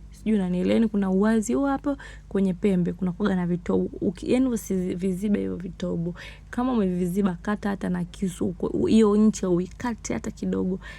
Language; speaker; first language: Swahili; native; Swahili